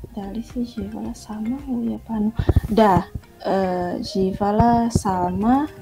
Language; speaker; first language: Serbian; non-native, learner; Indonesian